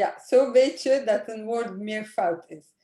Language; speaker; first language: Dutch; non-native, fluent; Arabic